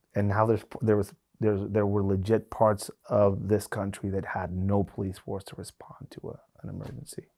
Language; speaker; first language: English; non-native, fluent; Spanish